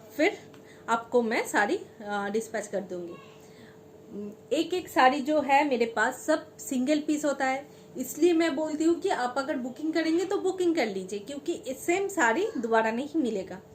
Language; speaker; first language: Hindi; non-native, local second language; Bangla